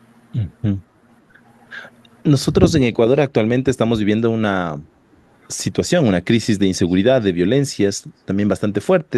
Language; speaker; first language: Spanish; native; Spanish